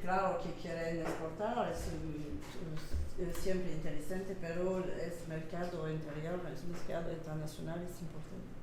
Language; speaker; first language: Spanish; non-native, learner; French